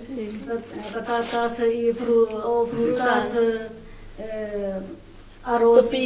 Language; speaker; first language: Spanish; non-native, learner; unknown